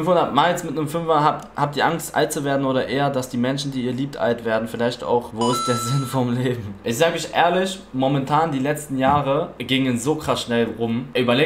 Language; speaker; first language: German; native; German